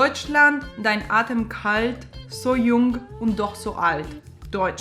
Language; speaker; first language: German; non-native, fluent; Spanish